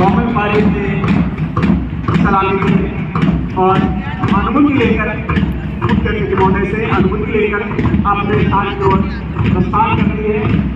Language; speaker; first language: Hindi; native; Hindi